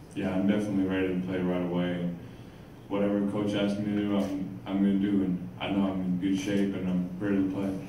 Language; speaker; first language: English; non-native, fluent; Finnish